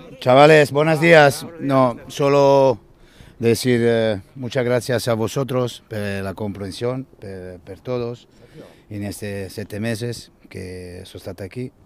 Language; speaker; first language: Spanish; non-native, learner; Italian